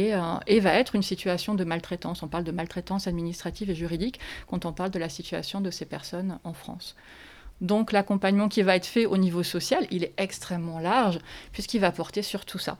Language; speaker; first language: French; native; French